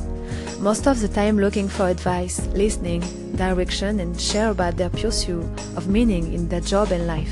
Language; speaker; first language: English; non-native, fluent; French